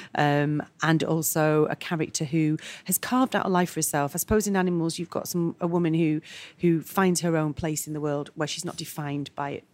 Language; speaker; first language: English; native; English